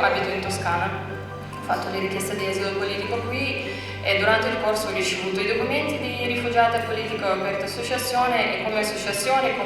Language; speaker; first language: Italian; non-native, fluent; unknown